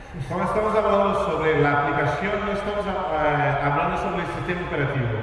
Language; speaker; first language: Spanish; non-native, fluent; Portuguese